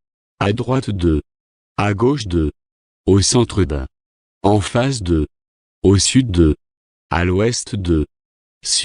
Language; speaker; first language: French; non-native, fluent; Arabic